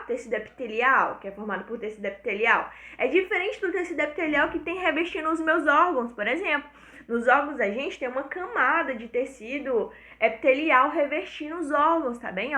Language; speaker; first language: Portuguese; native; Portuguese